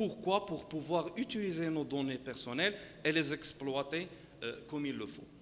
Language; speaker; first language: French; non-native, local second language; Arabic